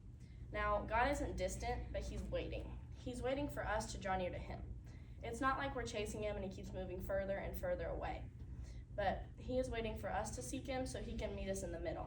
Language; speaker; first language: English; native; English